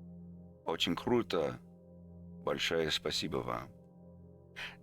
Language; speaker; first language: Russian; non-native, learner; English